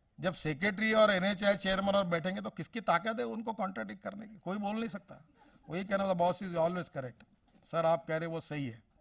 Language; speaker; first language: Hindi; non-native, local second language; Marathi